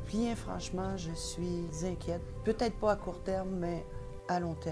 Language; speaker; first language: French; native; French